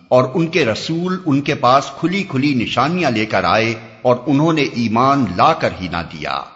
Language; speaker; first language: Urdu; native; Urdu